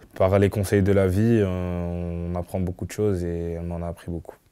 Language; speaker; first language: French; native; French